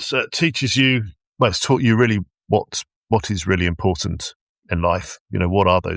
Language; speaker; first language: English; native; English